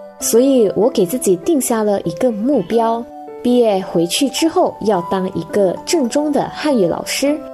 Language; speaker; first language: Chinese; non-native, fluent; Indonesian